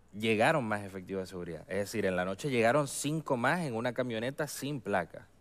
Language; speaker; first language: Spanish; native; Spanish